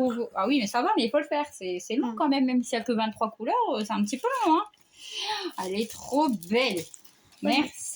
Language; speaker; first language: French; native; French